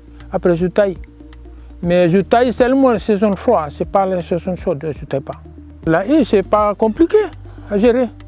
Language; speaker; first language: French; non-native, local second language; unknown